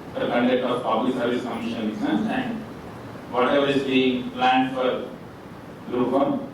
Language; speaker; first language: English; non-native, local second language; Telugu